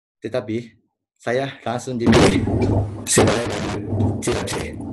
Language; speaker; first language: Indonesian; non-native, learner; Japanese